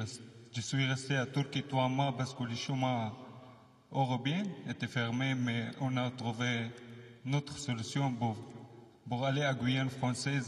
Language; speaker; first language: French; non-native, learner; Arabic